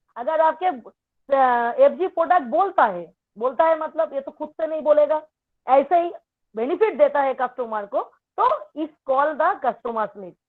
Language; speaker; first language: Hindi; non-native, local second language; Bangla